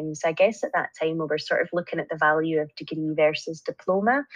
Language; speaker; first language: English; native; English